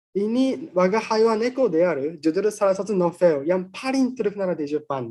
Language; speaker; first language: Indonesian; non-native, fluent; Japanese